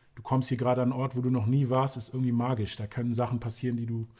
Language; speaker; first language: German; native; German